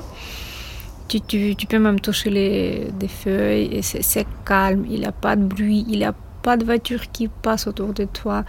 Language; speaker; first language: French; non-native, fluent; Ukrainian